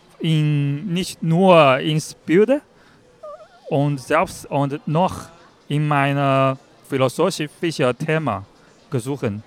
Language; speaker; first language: German; non-native, learner; Chinese